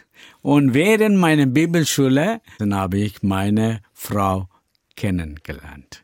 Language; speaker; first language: German; non-native, learner; Tamil